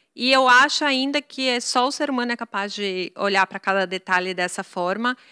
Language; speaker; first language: Portuguese; native; Portuguese